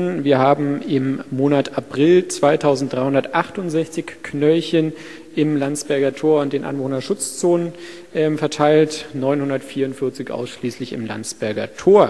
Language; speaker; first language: German; native; German